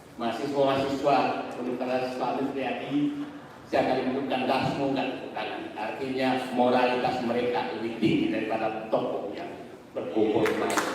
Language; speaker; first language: Indonesian; non-native, local second language; Buginese